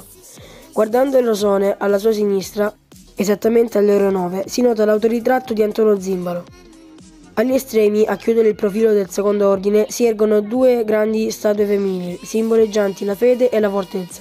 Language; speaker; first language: Italian; native; Italian